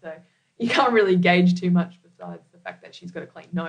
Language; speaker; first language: English; native; English